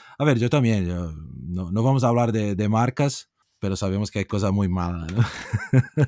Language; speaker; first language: Spanish; non-native, fluent; Portuguese